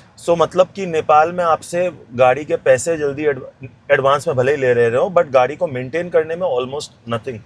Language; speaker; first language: Hindi; native; Hindi